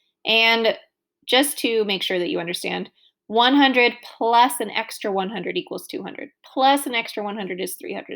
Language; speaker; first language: English; native; English